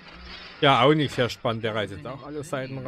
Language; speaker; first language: German; native; German